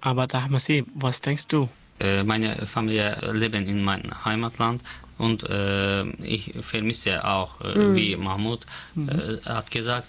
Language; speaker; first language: German; non-native, learner; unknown